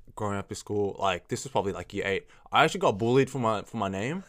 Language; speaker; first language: English; early bilingual, other home language; Chinese